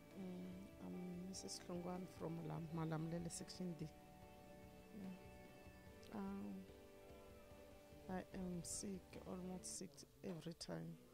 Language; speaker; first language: English; non-native, local second language; Tsonga